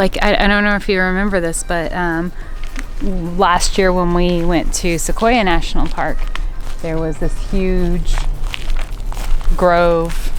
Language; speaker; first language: English; native; English